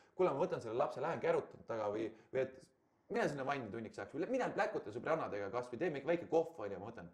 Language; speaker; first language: Estonian; native; Estonian